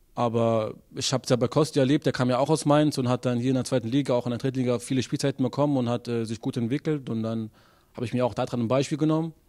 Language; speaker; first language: German; native; German